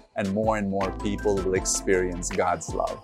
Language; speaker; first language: English; non-native, local second language; Filipino